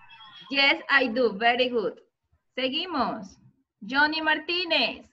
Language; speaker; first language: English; non-native, learner; Spanish